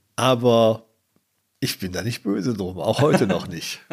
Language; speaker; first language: German; native; German